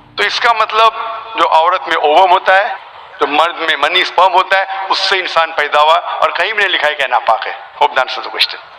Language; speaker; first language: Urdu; non-native, local second language; Konkani